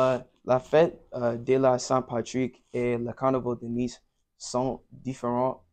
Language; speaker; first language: French; non-native, learner; English